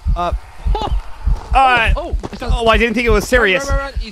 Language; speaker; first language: English; native; English